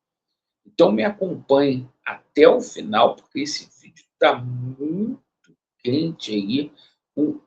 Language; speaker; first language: Portuguese; native; Portuguese